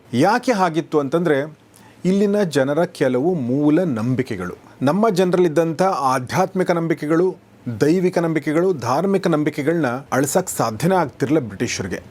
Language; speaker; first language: Kannada; native; Kannada